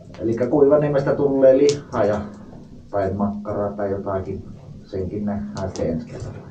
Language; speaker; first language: Finnish; native; Finnish